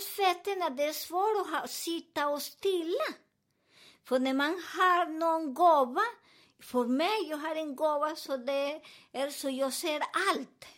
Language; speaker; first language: Swedish; non-native, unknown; Spanish